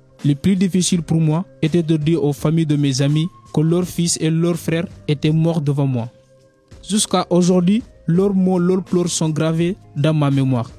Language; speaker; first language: French; non-native, learner; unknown